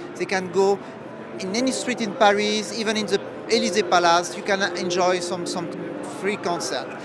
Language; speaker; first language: English; non-native, fluent; French